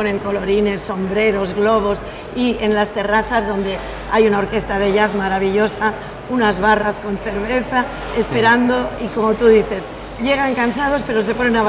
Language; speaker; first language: Spanish; native; Spanish